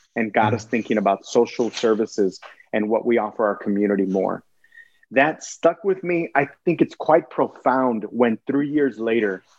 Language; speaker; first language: English; native; English